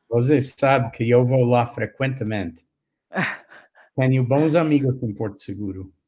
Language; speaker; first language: Portuguese; non-native, fluent; English